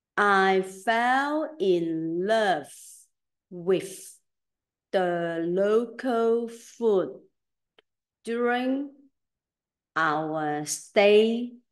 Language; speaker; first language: English; non-native, local second language; Cantonese